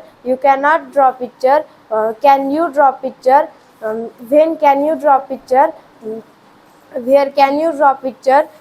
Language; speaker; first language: English; non-native, learner; Marathi